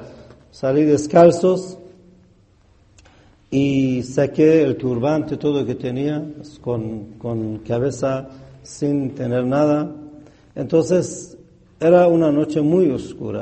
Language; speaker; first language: Spanish; non-native, fluent; Persian